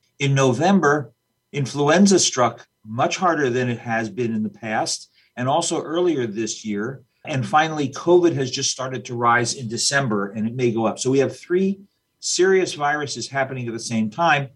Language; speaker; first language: English; native; English